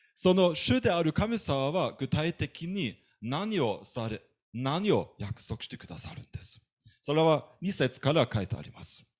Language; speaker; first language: Japanese; non-native, fluent; German